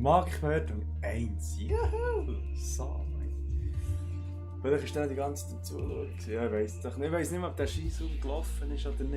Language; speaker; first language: German; native; German